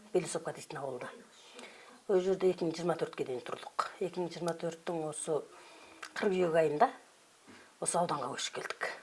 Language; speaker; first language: Kazakh; early bilingual, heritage; Kazakh